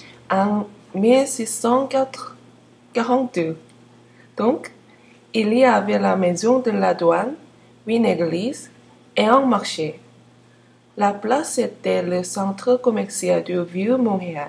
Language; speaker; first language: French; non-native, learner; Korean